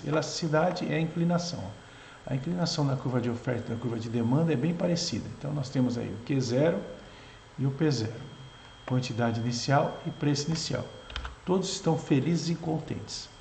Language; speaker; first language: Portuguese; native; Portuguese